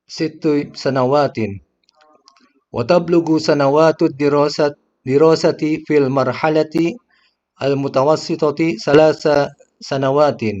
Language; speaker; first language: Arabic; non-native, fluent; Indonesian